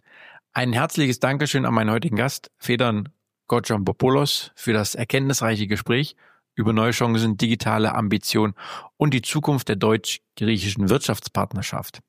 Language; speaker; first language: German; native; German